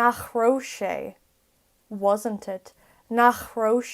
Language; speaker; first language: Irish; non-native, learner; English